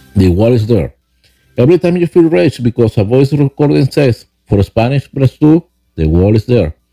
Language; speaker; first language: English; non-native, fluent; Spanish